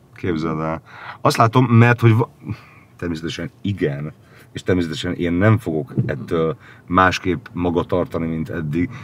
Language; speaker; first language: Hungarian; native; Hungarian